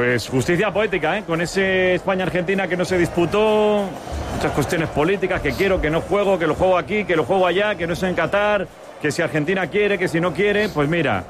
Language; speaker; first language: Spanish; native; Spanish